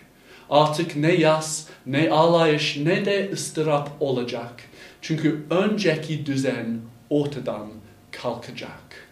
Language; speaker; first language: Turkish; non-native, fluent; English